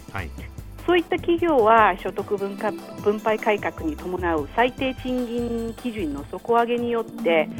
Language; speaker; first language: Japanese; non-native, fluent; Chinese